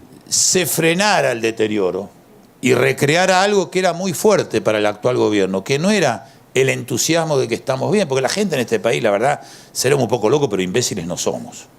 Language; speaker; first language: Spanish; native; Spanish